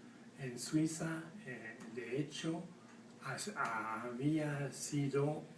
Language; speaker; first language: Spanish; non-native, fluent; French